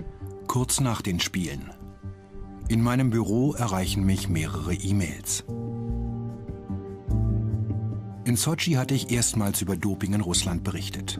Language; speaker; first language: German; native; German